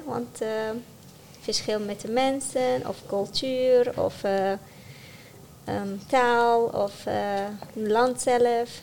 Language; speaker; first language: Dutch; non-native, learner; Arabic